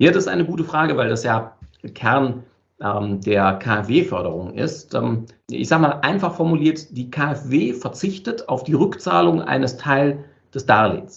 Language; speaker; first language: German; native; German